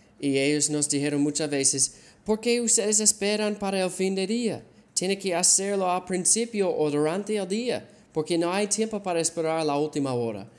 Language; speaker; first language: Spanish; non-native, learner; English